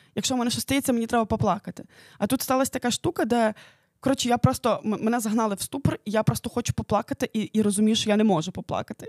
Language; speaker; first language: Ukrainian; native; Ukrainian